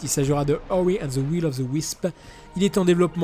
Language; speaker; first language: French; native; French